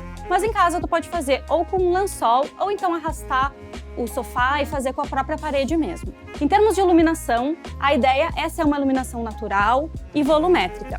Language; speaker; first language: Portuguese; native; Portuguese